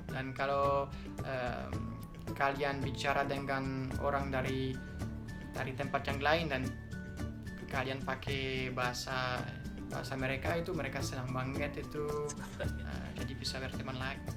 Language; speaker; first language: Indonesian; non-native, fluent; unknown